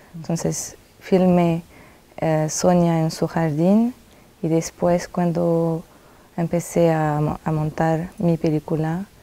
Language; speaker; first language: Spanish; non-native, fluent; French